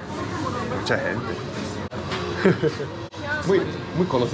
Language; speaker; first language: Spanish; non-native, learner; Japanese